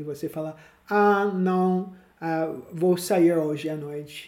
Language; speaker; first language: Portuguese; non-native, learner; English